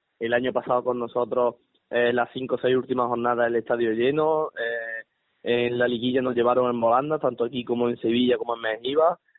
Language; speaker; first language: Spanish; native; Spanish